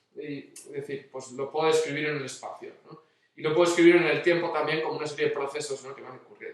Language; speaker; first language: Spanish; native; Spanish